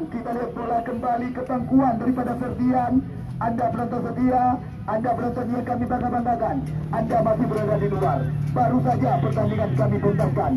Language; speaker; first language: Indonesian; non-native, local second language; Achinese